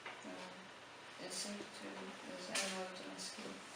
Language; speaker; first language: French; non-native, learner; English